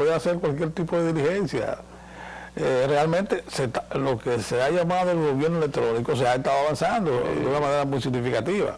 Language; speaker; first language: Spanish; native; Spanish